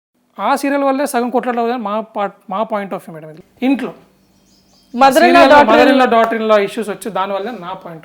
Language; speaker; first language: Telugu; native; Telugu